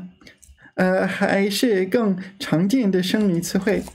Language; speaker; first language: Chinese; non-native, learner; English